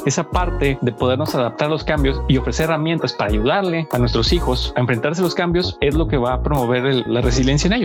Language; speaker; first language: Spanish; native; Spanish